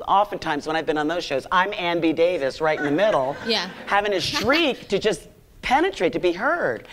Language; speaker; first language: English; native; English